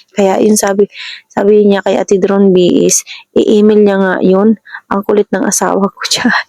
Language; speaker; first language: Filipino; native; Filipino